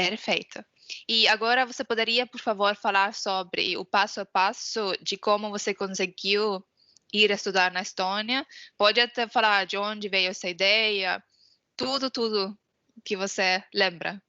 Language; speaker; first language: Portuguese; non-native, fluent; Estonian